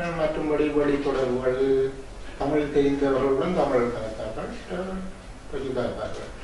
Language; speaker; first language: Tamil; native; Tamil